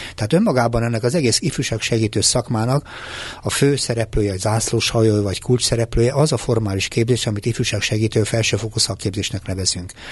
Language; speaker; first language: Hungarian; native; Hungarian